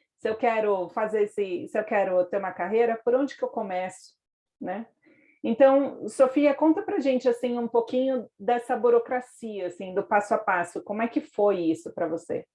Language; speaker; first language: Portuguese; native; Portuguese